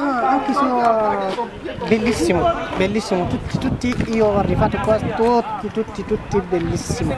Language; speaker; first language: Italian; non-native, learner; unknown